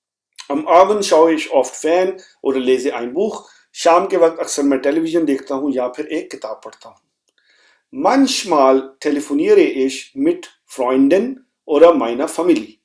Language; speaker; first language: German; non-native, fluent; Hindi